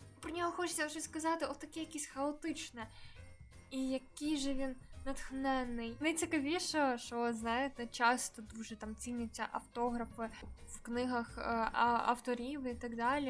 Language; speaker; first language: Ukrainian; native; Ukrainian